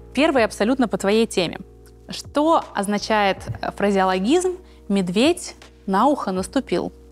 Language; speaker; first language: Russian; native; Russian